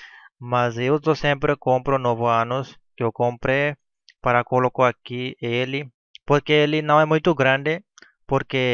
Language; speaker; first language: Portuguese; non-native, learner; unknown